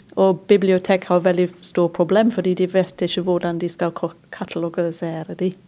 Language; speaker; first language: Norwegian; non-native, fluent; English